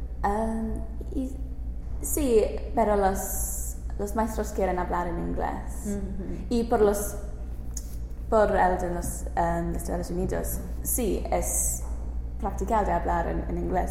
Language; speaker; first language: Spanish; non-native, learner; English